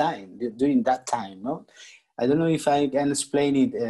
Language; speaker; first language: English; non-native, learner; Spanish